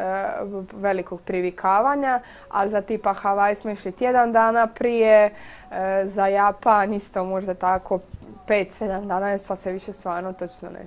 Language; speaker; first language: Croatian; native; Croatian